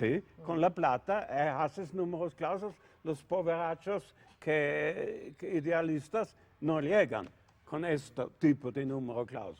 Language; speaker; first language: Spanish; non-native, learner; Italian